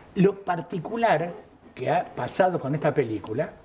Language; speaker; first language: Spanish; native; Spanish